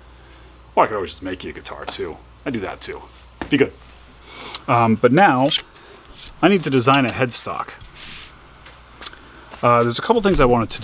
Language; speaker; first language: English; native; English